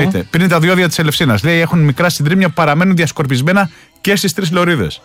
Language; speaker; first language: Greek; native; Greek